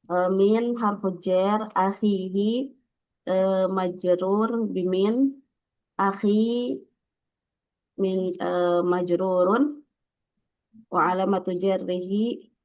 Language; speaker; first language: Arabic; non-native, learner; Indonesian